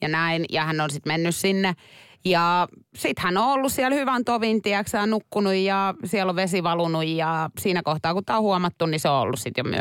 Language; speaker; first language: Finnish; native; Finnish